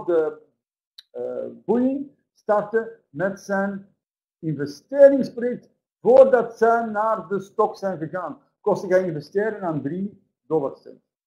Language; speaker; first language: Dutch; native; Dutch